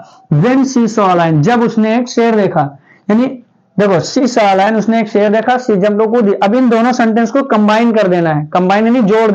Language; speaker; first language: Hindi; native; Hindi